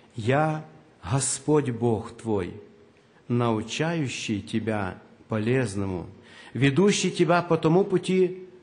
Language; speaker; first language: Russian; non-native, local second language; Ukrainian